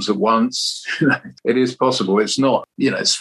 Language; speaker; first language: English; native; English